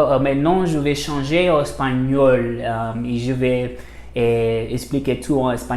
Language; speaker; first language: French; non-native, learner; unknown